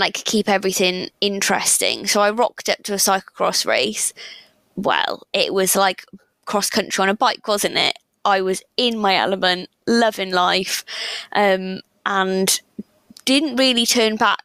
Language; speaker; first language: English; native; English